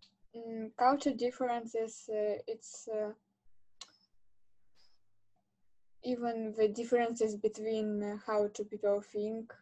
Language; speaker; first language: English; non-native, learner; Russian